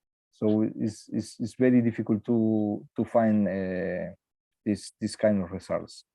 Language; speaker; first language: English; non-native, learner; Spanish